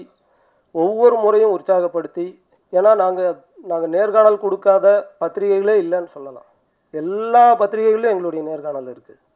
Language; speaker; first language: Tamil; native; Tamil